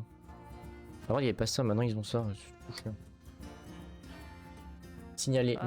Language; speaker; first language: French; native; French